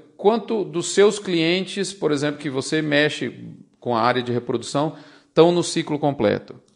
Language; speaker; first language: Portuguese; native; Portuguese